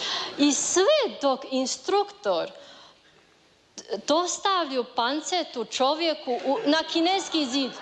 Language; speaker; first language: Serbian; non-native, learner; Chinese